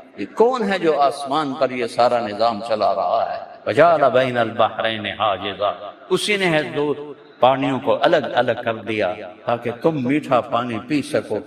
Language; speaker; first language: Urdu; non-native, local second language; Punjabi